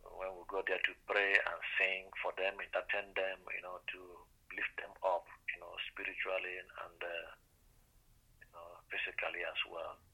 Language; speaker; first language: English; non-native, local second language; Igbo